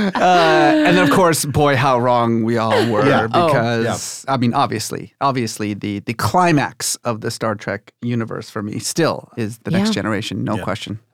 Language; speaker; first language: English; early bilingual, other home language; Persian